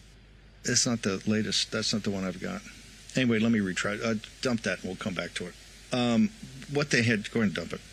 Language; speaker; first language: English; native; English